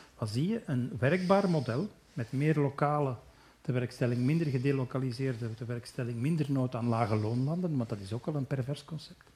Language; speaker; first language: Dutch; native; Dutch